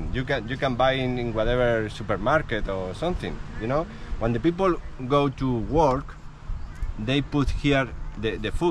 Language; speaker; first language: English; non-native, learner; Spanish